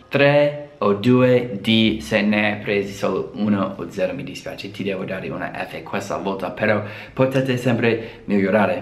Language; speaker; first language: Italian; non-native, fluent; English